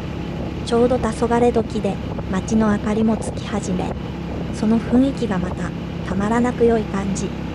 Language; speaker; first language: Japanese; native; Japanese